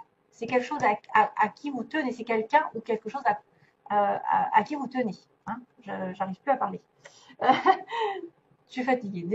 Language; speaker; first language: French; native; French